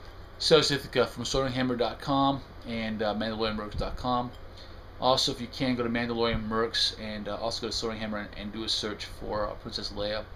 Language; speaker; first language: English; native; English